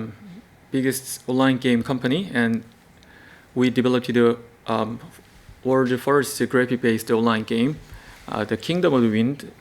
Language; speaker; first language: English; non-native, learner; Korean